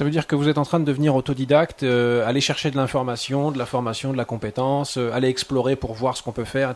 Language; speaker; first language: French; native; French